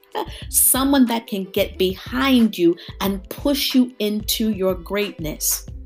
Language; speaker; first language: English; native; English